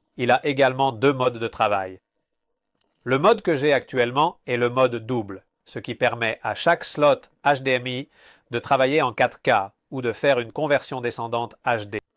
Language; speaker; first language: French; non-native, fluent; Spanish